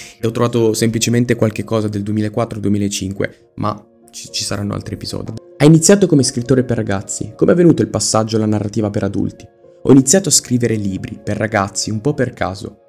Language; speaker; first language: Italian; native; Italian